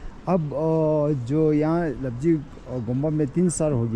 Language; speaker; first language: Hindi; non-native, learner; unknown